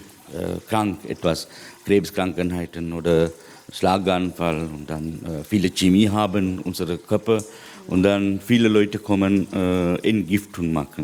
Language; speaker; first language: German; non-native, learner; Sinhala